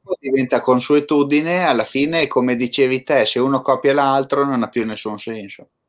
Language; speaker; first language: Italian; native; Italian